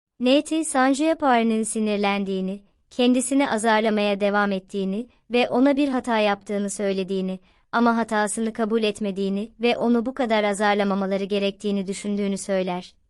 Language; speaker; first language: Turkish; native; Turkish